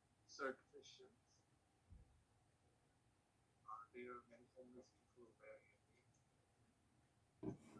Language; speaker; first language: English; non-native, learner; Korean